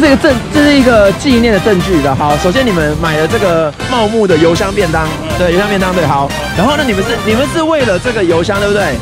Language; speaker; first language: Chinese; native; Chinese